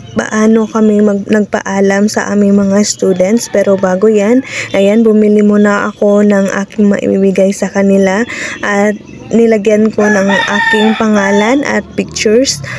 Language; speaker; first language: Filipino; non-native, local second language; Cebuano